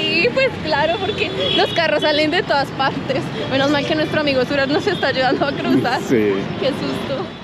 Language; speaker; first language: Spanish; native; Spanish